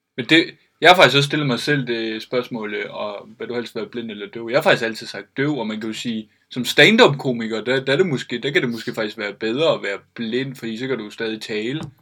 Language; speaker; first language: Danish; native; Danish